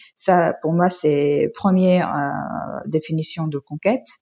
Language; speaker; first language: French; non-native, fluent; Korean